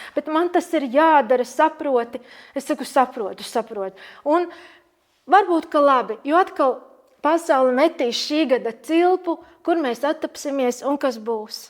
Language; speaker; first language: Latvian; native; Latvian